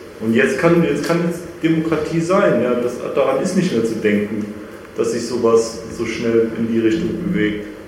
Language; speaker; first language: German; native; German